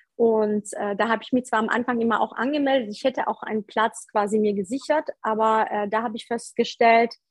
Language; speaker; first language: German; early bilingual, other home language; Polish